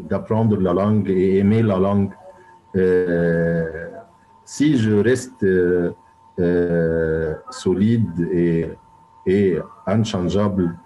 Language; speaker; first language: French; non-native, fluent; Arabic